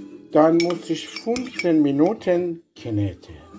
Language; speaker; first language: German; non-native, learner; Persian